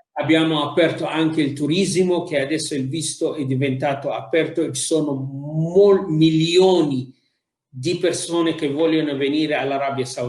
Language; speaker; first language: Italian; non-native, fluent; Arabic